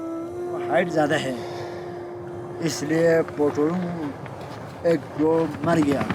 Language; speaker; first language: Hindi; non-native, local second language; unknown